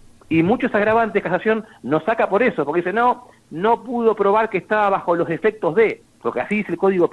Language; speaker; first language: Spanish; native; Spanish